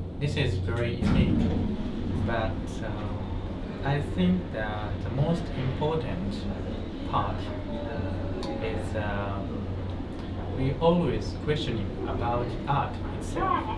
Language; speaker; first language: English; non-native, learner; Japanese